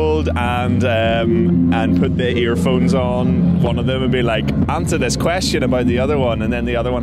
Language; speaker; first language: English; native; English